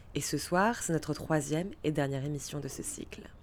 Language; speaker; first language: French; native; French